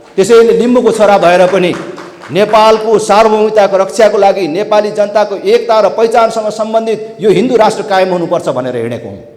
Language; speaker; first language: Nepali; native; Nepali